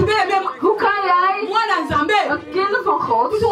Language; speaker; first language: Dutch; non-native, fluent; Lingala